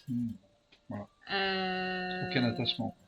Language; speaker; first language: French; native; French